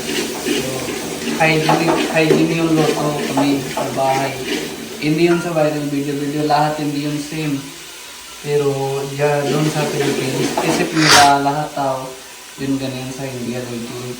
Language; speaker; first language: Filipino; non-native, learner; Hindi